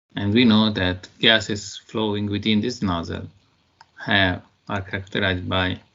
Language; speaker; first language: English; non-native, fluent; Italian